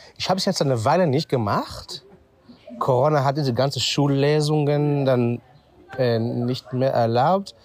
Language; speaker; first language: German; non-native, fluent; Hebrew